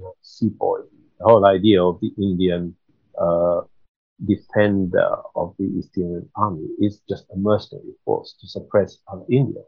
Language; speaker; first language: English; non-native, local second language; Swahili